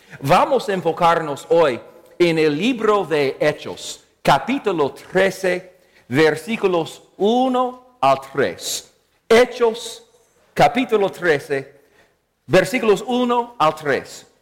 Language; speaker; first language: Spanish; non-native, fluent; English